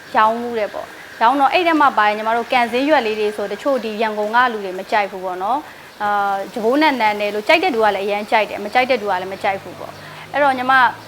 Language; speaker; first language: Burmese; non-native, local second language; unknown